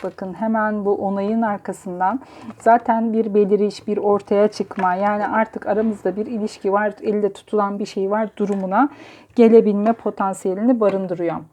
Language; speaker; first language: Turkish; native; Turkish